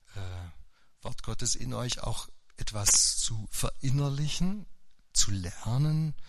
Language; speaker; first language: German; native; German